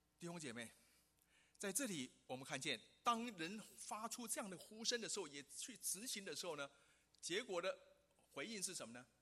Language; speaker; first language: Chinese; non-native, local second language; Hakka Chinese